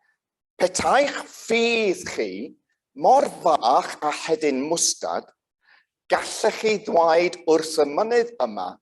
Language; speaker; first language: Welsh; non-native, local second language; English